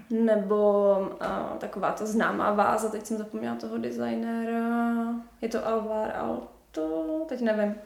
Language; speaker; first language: Czech; native; Czech